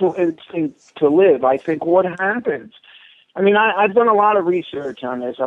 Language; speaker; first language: English; native; English